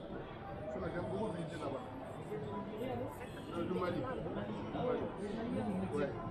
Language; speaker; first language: French; non-native, learner; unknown